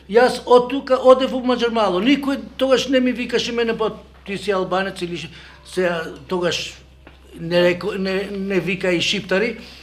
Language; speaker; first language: Macedonian; non-native, local second language; Albanian